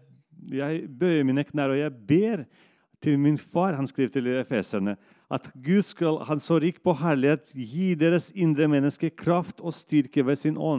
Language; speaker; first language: Norwegian; non-native, fluent; Russian